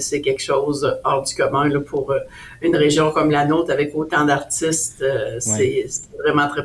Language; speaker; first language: French; native; French